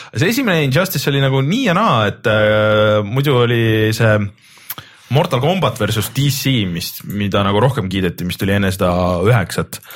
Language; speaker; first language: Estonian; native; Estonian